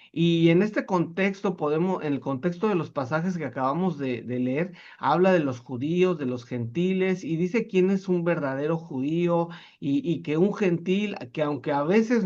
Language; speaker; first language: Spanish; native; Spanish